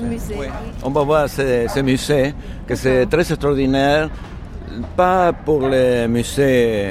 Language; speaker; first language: French; non-native, fluent; Spanish